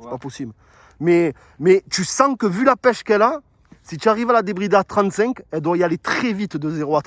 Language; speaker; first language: French; native; French